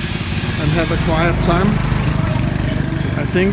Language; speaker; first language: English; non-native, fluent; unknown